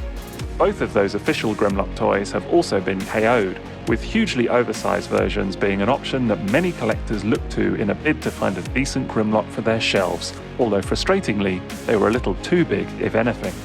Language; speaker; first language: English; native; English